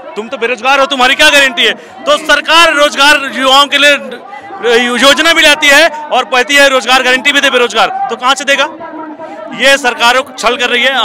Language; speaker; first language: Hindi; native; Hindi